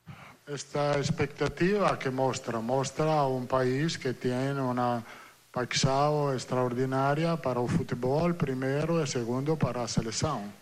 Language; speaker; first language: Portuguese; non-native, learner; Italian